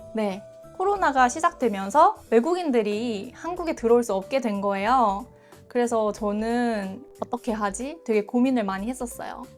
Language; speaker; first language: Korean; native; Korean